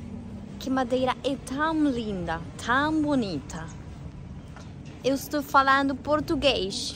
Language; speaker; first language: Portuguese; early bilingual, heritage; Spanish